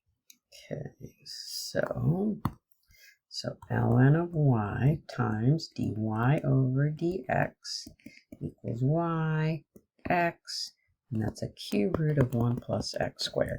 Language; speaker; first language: English; native; English